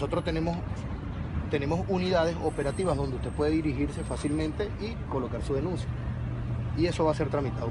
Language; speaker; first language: Spanish; native; Spanish